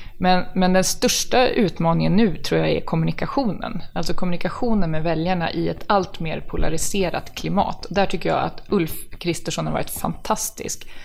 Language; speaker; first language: Swedish; native; Swedish